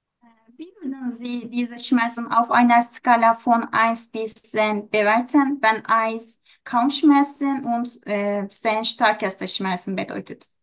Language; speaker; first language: German; non-native, learner; Turkish